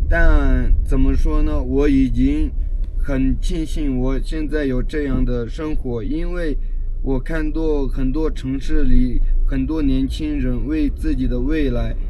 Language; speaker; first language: Chinese; non-native, local second language; Tibetan